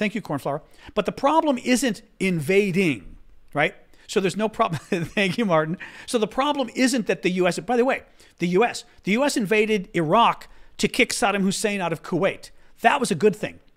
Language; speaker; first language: English; native; English